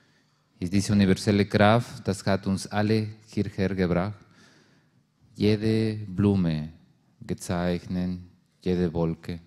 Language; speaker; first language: German; non-native, learner; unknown